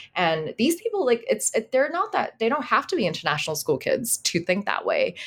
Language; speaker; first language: English; non-native, local second language; Cantonese